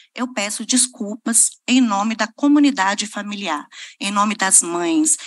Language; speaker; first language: Portuguese; native; Portuguese